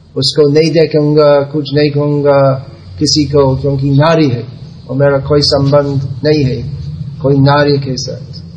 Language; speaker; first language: Hindi; non-native, fluent; English